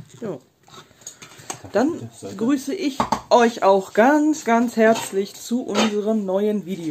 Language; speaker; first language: German; native; German